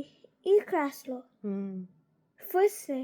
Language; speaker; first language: Telugu; early bilingual, heritage; Telugu